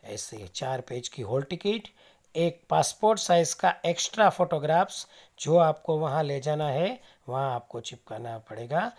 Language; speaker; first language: Hindi; non-native, local second language; Gujarati